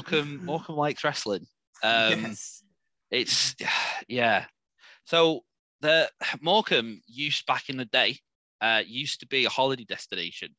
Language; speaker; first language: English; native; English